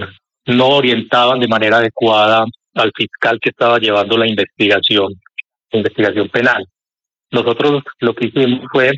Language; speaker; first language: Spanish; native; Spanish